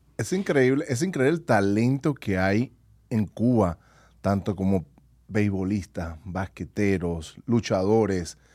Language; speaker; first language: Spanish; native; Spanish